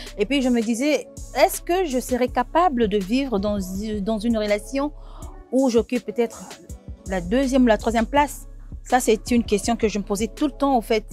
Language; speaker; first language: French; non-native, local second language; Lingala